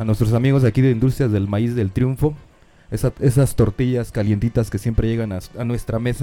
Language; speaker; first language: Spanish; native; Spanish